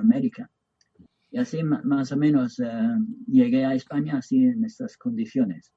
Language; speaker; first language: Spanish; non-native, fluent; English